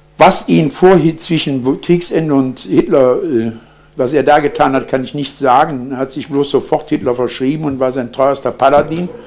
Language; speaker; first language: German; native; German